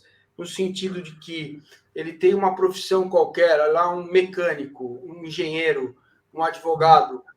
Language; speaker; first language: Portuguese; native; Portuguese